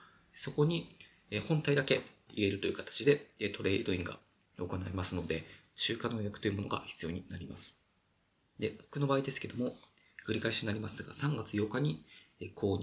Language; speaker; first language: Japanese; native; Japanese